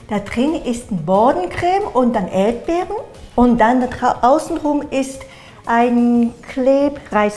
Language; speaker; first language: German; non-native, fluent; Japanese